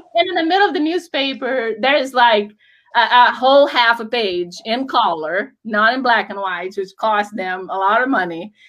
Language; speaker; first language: English; non-native, fluent; Portuguese